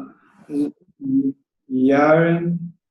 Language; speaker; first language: English; non-native, learner; Arabic